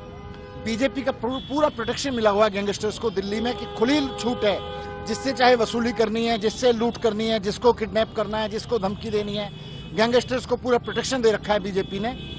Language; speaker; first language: Hindi; native; Hindi